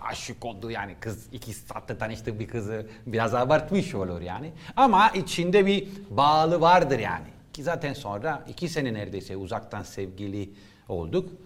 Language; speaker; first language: Turkish; non-native, learner; Italian